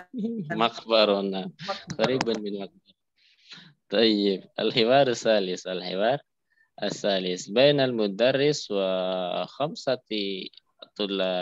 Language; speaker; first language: Arabic; non-native, fluent; Indonesian